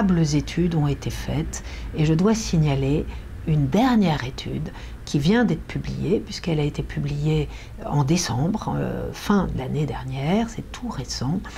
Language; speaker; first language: French; native; French